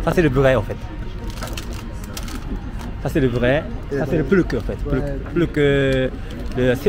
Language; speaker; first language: French; non-native, learner; Japanese